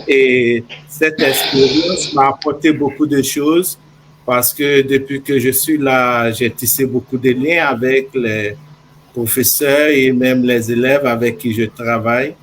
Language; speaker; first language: French; non-native, fluent; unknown